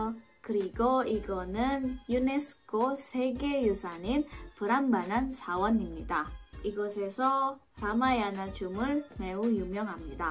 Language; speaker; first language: Korean; non-native, fluent; Indonesian